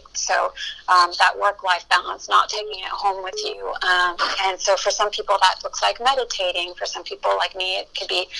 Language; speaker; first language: English; early bilingual, other home language; Spanish